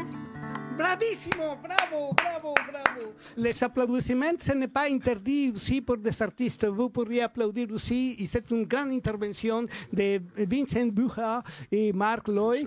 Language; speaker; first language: French; non-native, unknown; Spanish